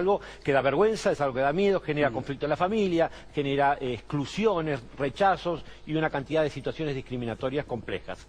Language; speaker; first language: Spanish; native; Spanish